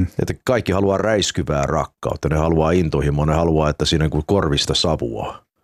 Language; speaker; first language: Finnish; early bilingual, heritage; Finnish